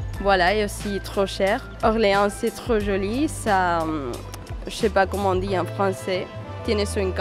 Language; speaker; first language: French; non-native, fluent; Spanish